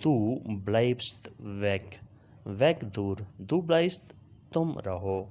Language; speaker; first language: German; non-native, learner; Urdu